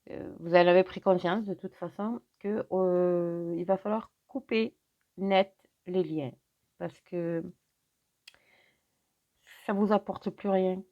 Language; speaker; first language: French; native; French